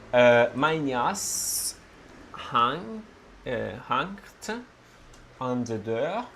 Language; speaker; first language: Dutch; non-native, learner; Italian